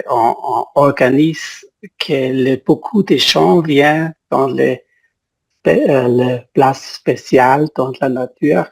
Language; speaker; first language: French; non-native, learner; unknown